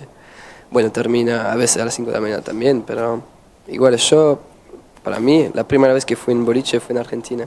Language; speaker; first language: Spanish; non-native, learner; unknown